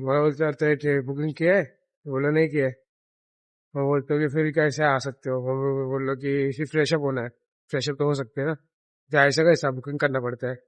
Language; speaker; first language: Hindi; non-native, local second language; Marathi